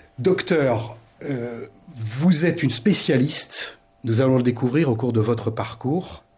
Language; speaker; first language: French; native; French